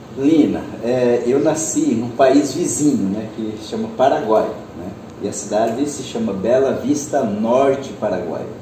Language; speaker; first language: Portuguese; early bilingual, other home language; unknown